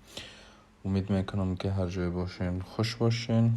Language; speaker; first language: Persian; non-native, fluent; Hindi